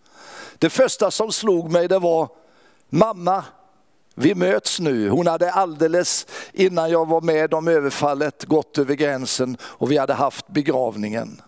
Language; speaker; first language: Swedish; native; Swedish